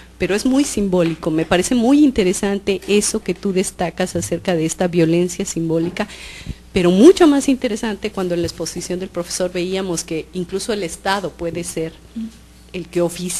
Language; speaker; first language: Spanish; native; Spanish